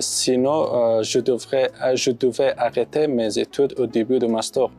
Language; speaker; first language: French; non-native, fluent; Pashto